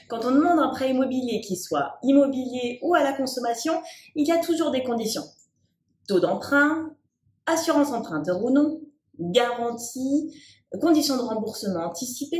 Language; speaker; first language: French; native; French